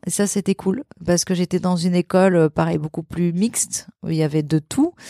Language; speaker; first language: French; early bilingual, other home language; Portuguese